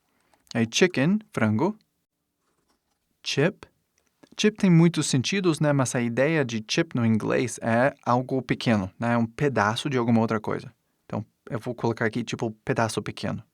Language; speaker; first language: Portuguese; non-native, fluent; English